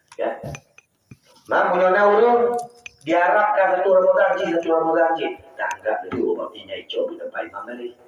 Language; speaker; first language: Malay; non-native, local second language; Achinese